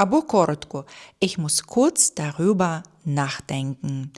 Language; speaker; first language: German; non-native, fluent; Ukrainian